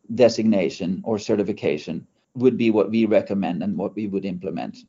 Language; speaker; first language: English; non-native, fluent; Norwegian